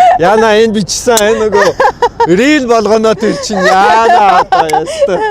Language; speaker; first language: Mongolian; non-native, fluent; French